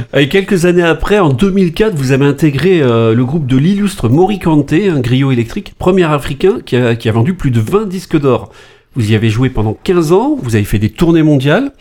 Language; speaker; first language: French; native; French